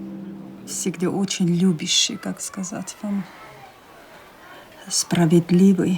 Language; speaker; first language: Russian; non-native, local second language; Chechen